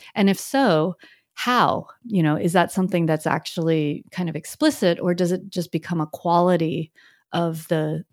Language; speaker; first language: English; native; English